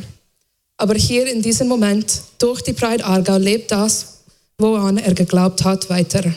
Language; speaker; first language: German; non-native, fluent; English